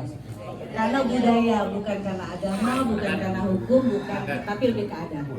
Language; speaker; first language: Indonesian; non-native, fluent; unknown